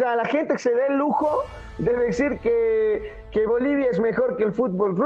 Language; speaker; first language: Spanish; native; Spanish